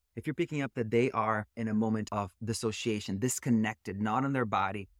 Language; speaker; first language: English; early bilingual, other home language; Portuguese